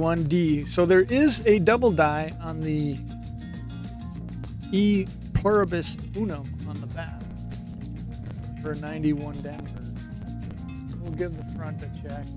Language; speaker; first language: English; native; English